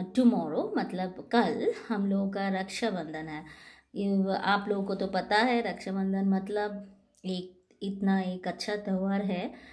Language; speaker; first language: Hindi; non-native, local second language; Bangla